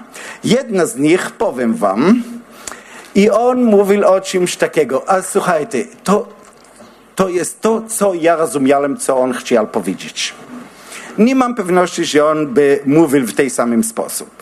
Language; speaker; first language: Polish; non-native, learner; Hebrew